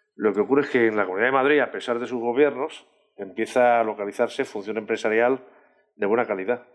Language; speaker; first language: Spanish; native; Spanish